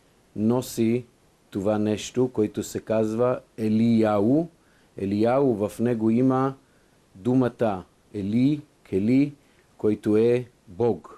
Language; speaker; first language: Bulgarian; non-native, fluent; Hebrew